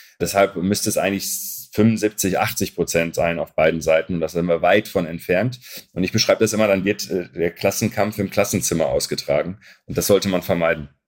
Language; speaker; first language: German; early bilingual, other home language; Arabic